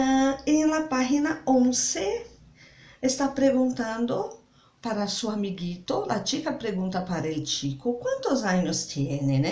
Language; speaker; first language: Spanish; non-native, learner; Portuguese